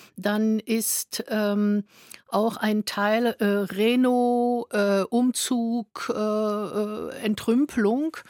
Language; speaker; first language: German; non-native, fluent; French